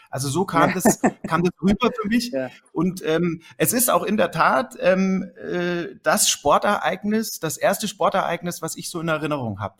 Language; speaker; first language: German; native; German